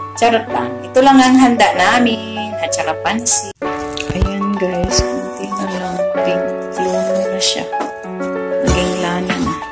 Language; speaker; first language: Filipino; non-native, local second language; Cebuano